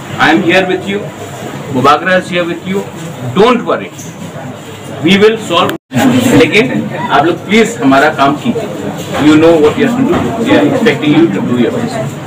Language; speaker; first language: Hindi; non-native, local second language; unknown